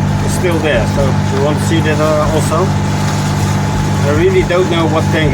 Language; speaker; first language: English; non-native, fluent; Dutch